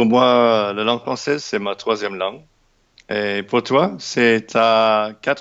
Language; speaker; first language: French; non-native, fluent; English